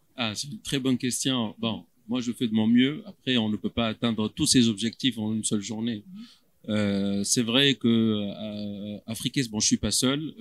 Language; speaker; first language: French; non-native, local second language; Arabic